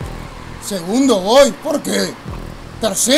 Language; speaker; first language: Spanish; native; Spanish